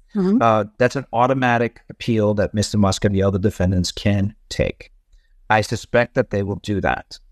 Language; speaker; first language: English; non-native, fluent; Dutch